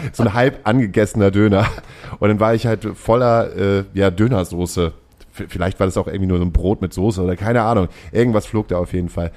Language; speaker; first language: German; native; German